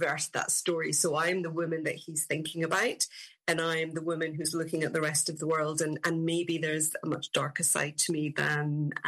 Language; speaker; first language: English; native; English